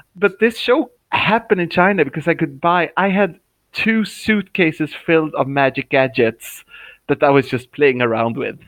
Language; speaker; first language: English; non-native, fluent; Swedish